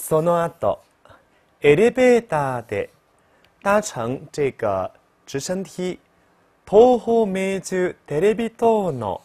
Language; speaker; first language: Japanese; non-native, fluent; Chinese